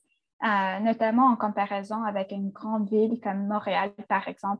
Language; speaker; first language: French; non-native, fluent; English